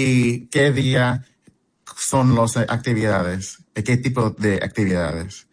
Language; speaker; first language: Spanish; early bilingual, heritage; English